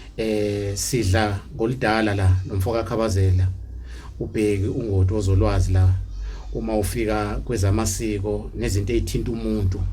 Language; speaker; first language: Zulu; native; Zulu